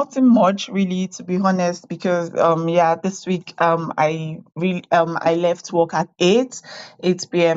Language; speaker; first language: English; native; English